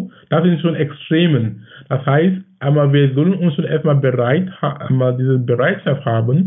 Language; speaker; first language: German; non-native, fluent; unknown